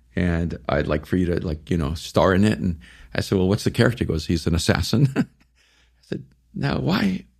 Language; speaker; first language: English; early bilingual, other home language; Spanish